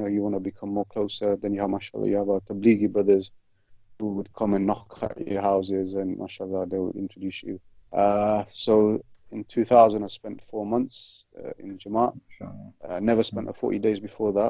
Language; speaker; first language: English; native; English